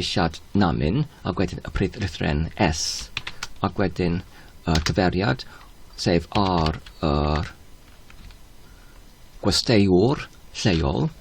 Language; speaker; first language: Welsh; non-native, learner; Polish